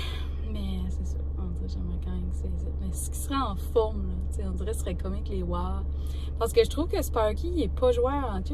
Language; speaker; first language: French; native; French